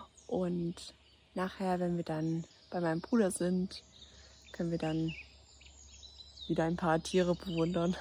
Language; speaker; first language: German; native; German